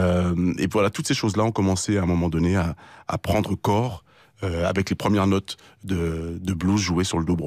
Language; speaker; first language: French; native; French